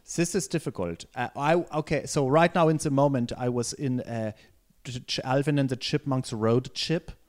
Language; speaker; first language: English; non-native, fluent; German